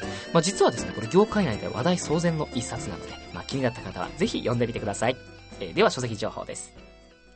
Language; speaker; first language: Japanese; native; Japanese